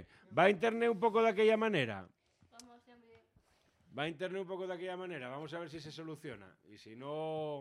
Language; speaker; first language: Spanish; native; Spanish